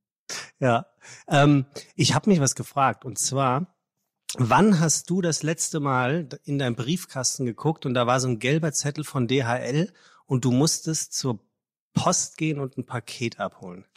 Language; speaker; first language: German; native; German